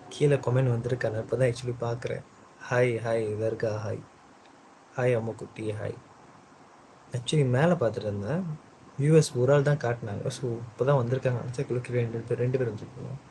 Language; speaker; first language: Tamil; early bilingual, heritage; Tamil